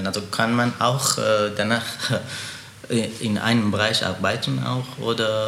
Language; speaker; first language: German; non-native, learner; Persian